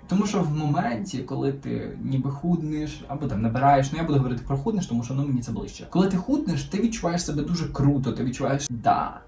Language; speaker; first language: Ukrainian; non-native, local second language; Russian